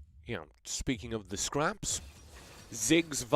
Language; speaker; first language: English; native; English